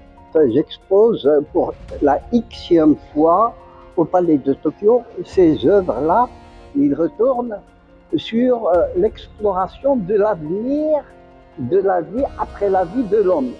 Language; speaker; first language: French; non-native, local second language; Arabic